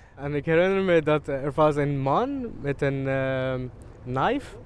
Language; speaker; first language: Dutch; non-native, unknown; Arabic